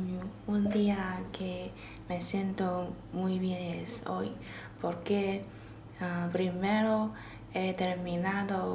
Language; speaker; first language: Spanish; non-native, learner; Chinese